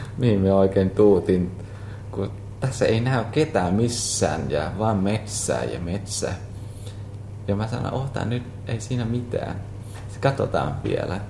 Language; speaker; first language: Finnish; non-native, fluent; Vietnamese